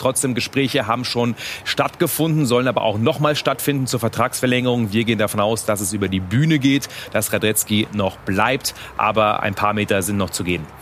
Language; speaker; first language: German; native; German